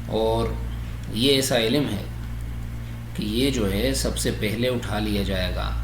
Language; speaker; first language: Urdu; non-native, local second language; Pashto